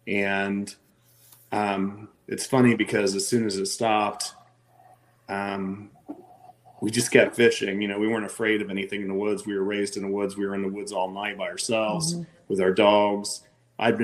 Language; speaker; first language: English; native; English